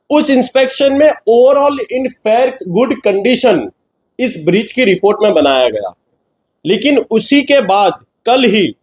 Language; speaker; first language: Hindi; non-native, local second language; Gujarati